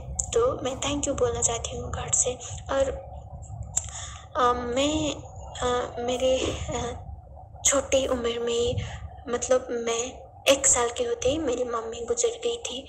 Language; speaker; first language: Hindi; non-native, learner; Nepali